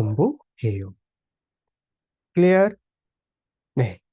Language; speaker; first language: Korean; non-native, fluent; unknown